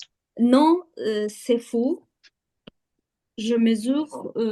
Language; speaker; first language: French; non-native, learner; Azerbaijani